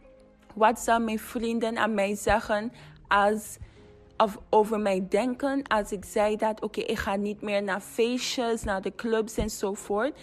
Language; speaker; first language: Dutch; non-native, fluent; English